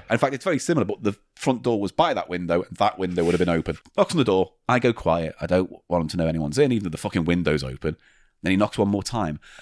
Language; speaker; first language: English; native; English